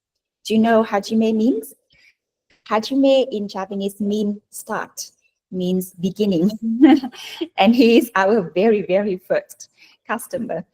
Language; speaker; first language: English; non-native, fluent; Vietnamese